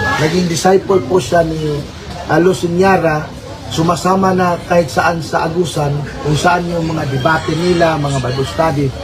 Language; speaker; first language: Filipino; non-native, local second language; Cebuano